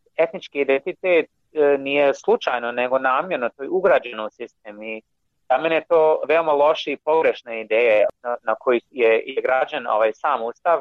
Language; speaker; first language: Croatian; non-native, fluent; English